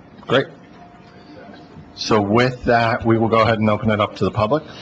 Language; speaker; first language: English; native; English